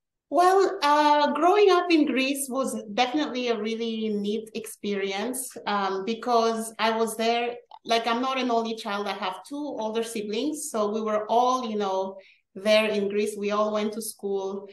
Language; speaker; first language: English; early bilingual, other home language; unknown